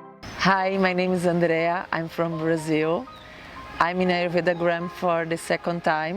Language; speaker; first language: English; non-native, learner; Portuguese